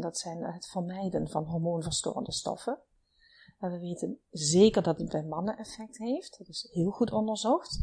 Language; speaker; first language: Dutch; native; Dutch